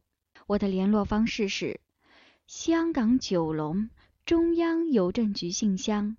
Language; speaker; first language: Chinese; native; Chinese